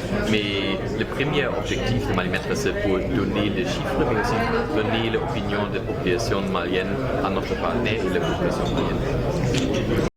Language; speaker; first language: French; non-native, learner; German